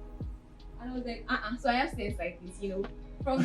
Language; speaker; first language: English; non-native, local second language; Yoruba